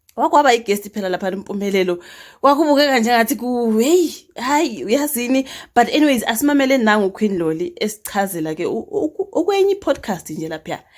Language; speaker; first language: Zulu; native; Zulu